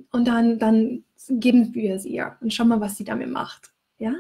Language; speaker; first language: German; non-native, fluent; English